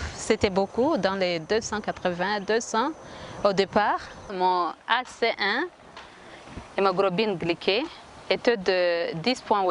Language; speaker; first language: French; non-native, local second language; Kinyarwanda